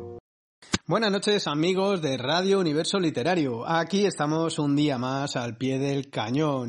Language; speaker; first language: Spanish; native; Spanish